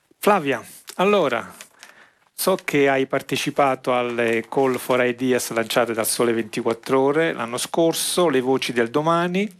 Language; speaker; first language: Italian; native; Italian